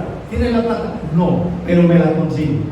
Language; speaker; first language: Spanish; native; Spanish